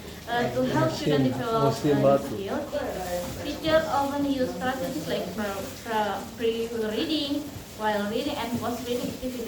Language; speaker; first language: English; non-native, learner; Indonesian